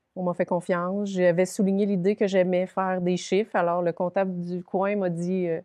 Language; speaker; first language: French; native; French